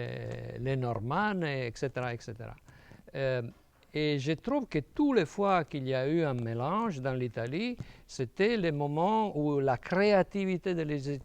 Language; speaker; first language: French; non-native, fluent; Italian